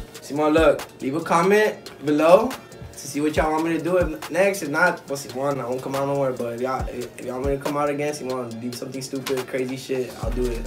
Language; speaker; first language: English; early bilingual, other home language; Spanish